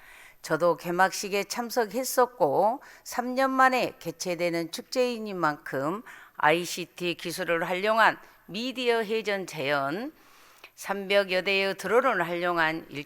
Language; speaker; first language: Korean; native; Korean